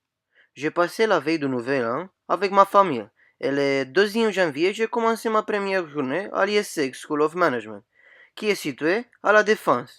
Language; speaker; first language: French; non-native, fluent; Romanian